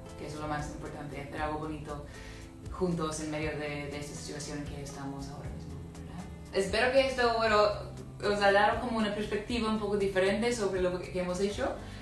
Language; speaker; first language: Spanish; non-native, fluent; English